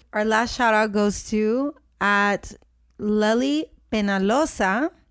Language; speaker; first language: English; early bilingual, other home language; Spanish